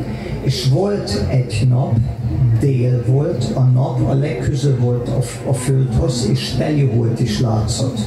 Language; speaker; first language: Hungarian; non-native, fluent; German